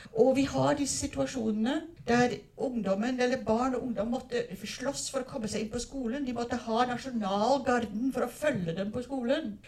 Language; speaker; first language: Norwegian; non-native, fluent; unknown